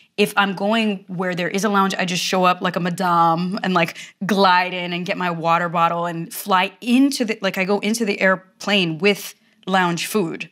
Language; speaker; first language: English; early bilingual, other home language; Portuguese